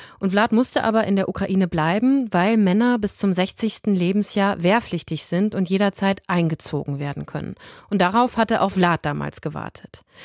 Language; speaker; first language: German; native; German